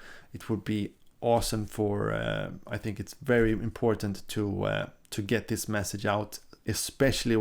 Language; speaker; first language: English; non-native, fluent; Swedish